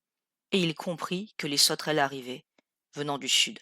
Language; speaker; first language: French; native; French